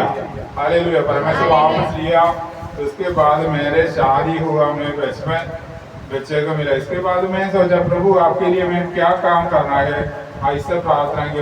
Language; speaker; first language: Hindi; non-native, local second language; Malayalam